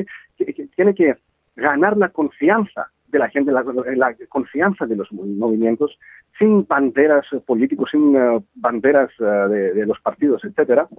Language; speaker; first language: Spanish; non-native, fluent; Greek